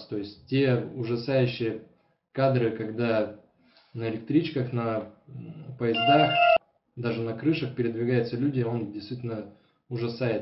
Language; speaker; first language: Russian; native; Russian